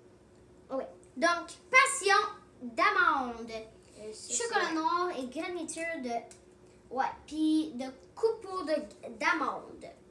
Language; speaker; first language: French; non-native, local second language; English